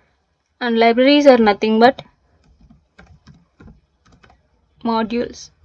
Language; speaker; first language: English; non-native, local second language; Telugu